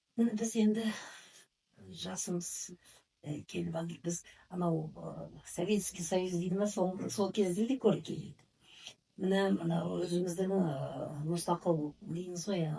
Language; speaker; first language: Kazakh; non-native, local second language; Uzbek